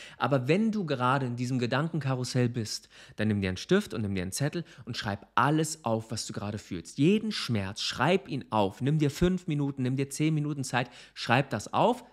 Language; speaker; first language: German; native; German